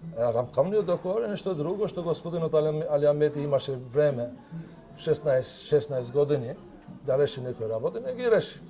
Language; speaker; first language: Macedonian; non-native, local second language; Albanian